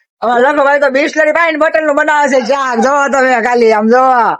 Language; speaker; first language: Gujarati; native; Gujarati